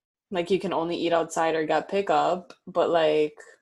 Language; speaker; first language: English; early bilingual, other home language; Spanish